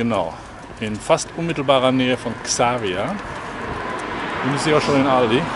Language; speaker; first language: German; native; German